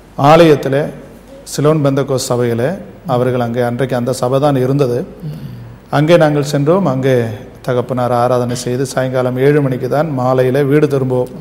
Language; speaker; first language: Tamil; native; Tamil